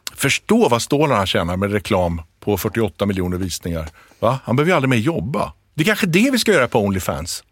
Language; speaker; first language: Swedish; early bilingual, other home language; Arabic